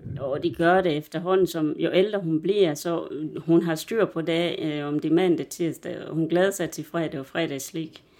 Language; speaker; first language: Danish; non-native, fluent; Swahili